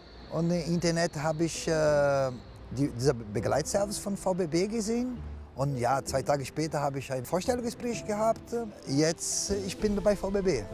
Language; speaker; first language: German; non-native, learner; Portuguese